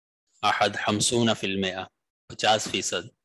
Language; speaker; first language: Arabic; non-native, fluent; Urdu